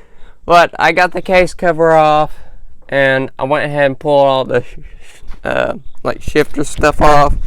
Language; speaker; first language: English; native; English